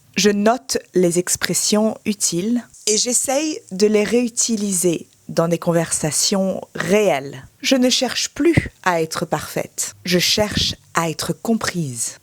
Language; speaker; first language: French; native; French